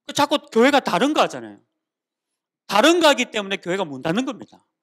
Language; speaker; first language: Korean; native; Korean